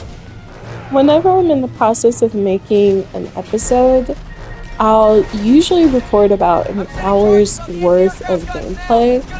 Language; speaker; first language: English; native; English